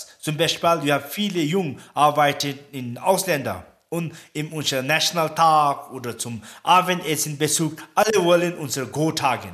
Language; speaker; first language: German; non-native, learner; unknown